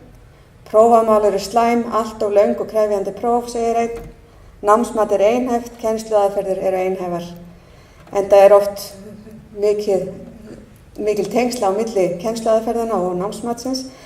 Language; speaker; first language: Icelandic; native; Icelandic